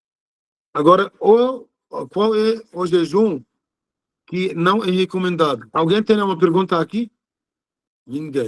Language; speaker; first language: Portuguese; non-native, learner; Arabic